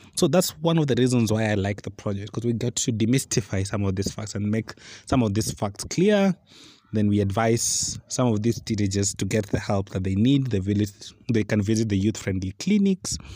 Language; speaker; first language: English; non-native, local second language; Luo (Kenya and Tanzania)